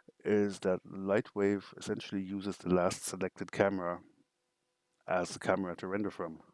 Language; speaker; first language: English; non-native, fluent; German